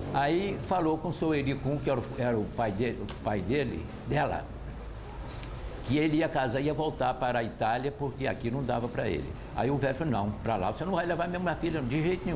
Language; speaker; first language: Portuguese; native; Portuguese